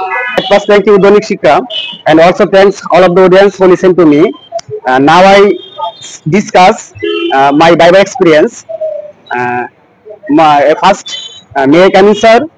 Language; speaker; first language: English; non-native, learner; Bangla